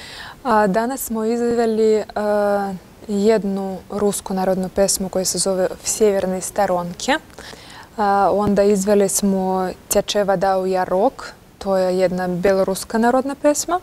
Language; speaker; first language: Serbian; non-native, fluent; Russian